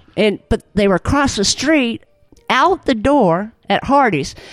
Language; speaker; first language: English; native; English